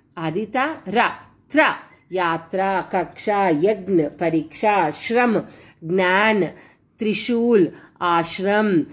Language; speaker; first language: Hindi; non-native, local second language; Telugu